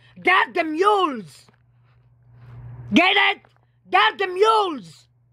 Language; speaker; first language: English; non-native, fluent; Hebrew